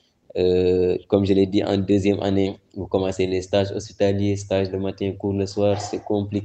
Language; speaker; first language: French; non-native, local second language; Wolof